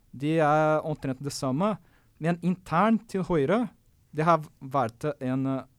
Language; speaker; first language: Norwegian; non-native, fluent; Portuguese